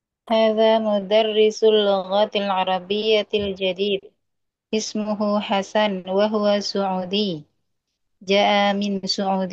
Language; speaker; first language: Arabic; non-native, learner; Indonesian